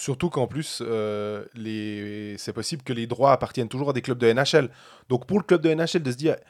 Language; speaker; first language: French; native; French